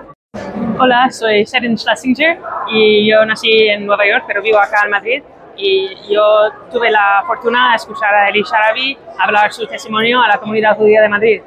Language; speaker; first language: Spanish; non-native, fluent; English